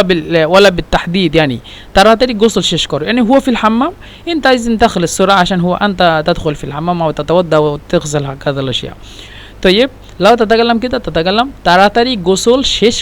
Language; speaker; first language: Arabic; non-native, fluent; Bangla